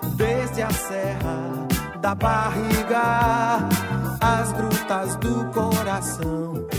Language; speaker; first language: French; non-native, fluent; Portuguese